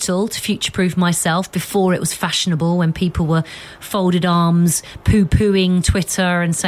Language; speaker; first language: English; native; English